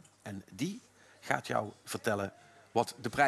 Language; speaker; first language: Dutch; native; Dutch